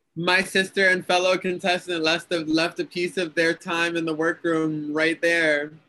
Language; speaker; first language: English; early bilingual, other home language; Spanish